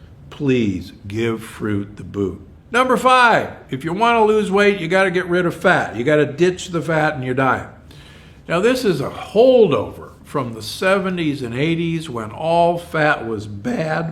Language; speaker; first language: English; native; English